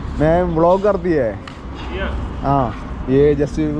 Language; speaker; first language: Hindi; non-native, local second language; Malayalam